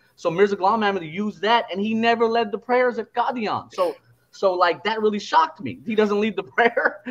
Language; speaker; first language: English; native; English